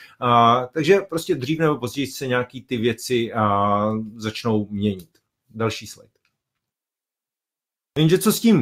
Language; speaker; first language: Czech; native; Czech